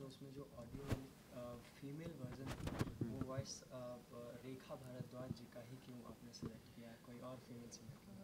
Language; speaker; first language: Hindi; native; Hindi